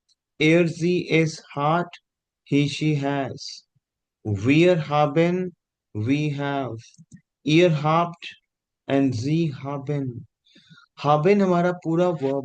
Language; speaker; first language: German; non-native, fluent; Hindi